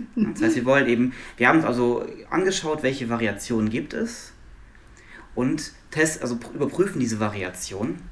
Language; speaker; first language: German; non-native, local second language; Luxembourgish